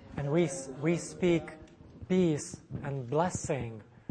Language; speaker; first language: English; non-native, fluent; Czech